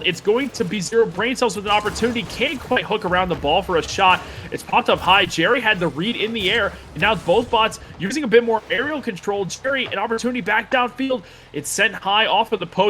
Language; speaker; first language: English; native; English